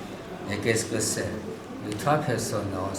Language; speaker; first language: French; non-native, learner; Chinese